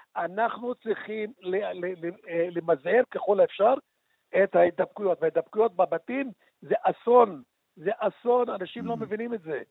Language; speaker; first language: Hebrew; non-native, local second language; Arabic